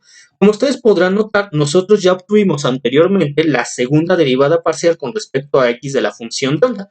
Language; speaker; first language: Spanish; native; Spanish